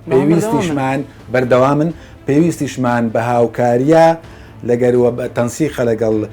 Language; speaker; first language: Central Kurdish; native; Central Kurdish